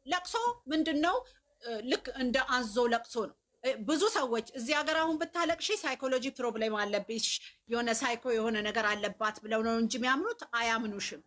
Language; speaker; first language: Amharic; native; Amharic